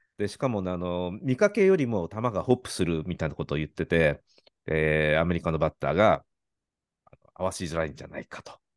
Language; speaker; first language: Japanese; native; Japanese